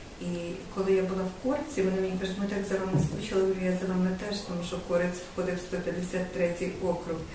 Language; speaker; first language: Ukrainian; native; Ukrainian